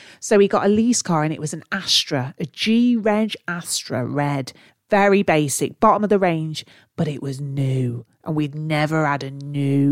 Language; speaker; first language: English; native; English